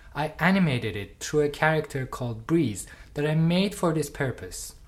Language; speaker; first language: English; non-native, fluent; Persian